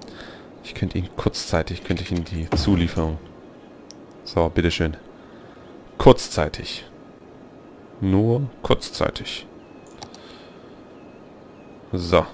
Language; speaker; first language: German; native; German